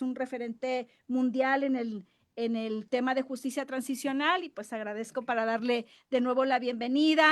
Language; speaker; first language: Spanish; native; Spanish